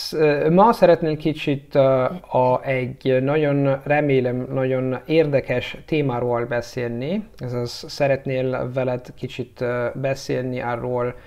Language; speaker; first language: Hungarian; non-native, learner; Italian